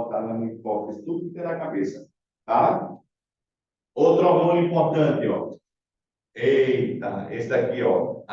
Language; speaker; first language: Portuguese; native; Portuguese